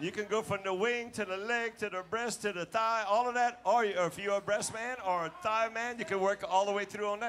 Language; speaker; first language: English; native; English